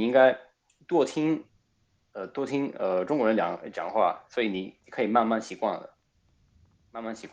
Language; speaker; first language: Chinese; non-native, fluent; Spanish